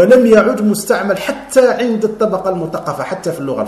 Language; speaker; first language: Arabic; native; Arabic